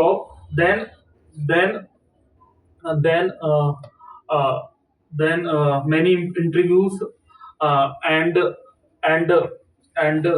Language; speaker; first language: English; non-native, learner; Hindi